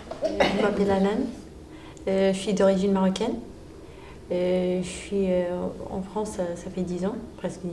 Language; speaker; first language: French; non-native, local second language; Arabic